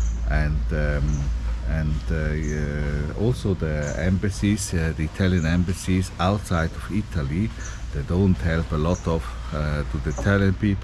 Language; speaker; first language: English; non-native, fluent; Italian